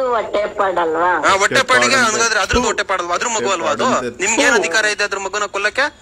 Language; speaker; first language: Kannada; native; Kannada